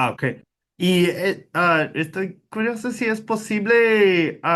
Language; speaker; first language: Spanish; non-native, fluent; English